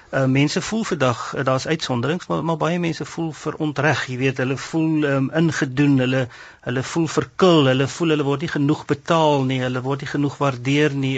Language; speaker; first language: Afrikaans; native; Afrikaans